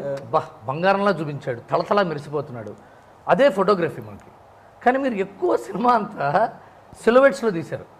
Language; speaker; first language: Telugu; native; Telugu